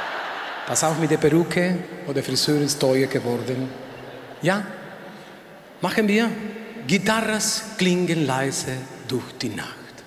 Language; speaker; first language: German; non-native, learner; Spanish